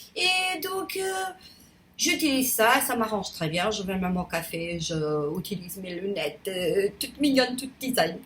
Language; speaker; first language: French; non-native, fluent; Portuguese